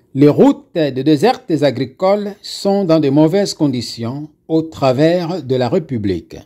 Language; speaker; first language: French; non-native, local second language; Lingala